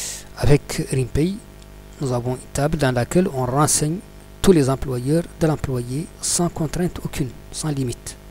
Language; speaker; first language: French; non-native, local second language; Arabic